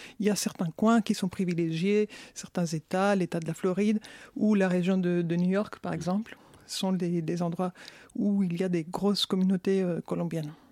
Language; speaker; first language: French; non-native, fluent; Spanish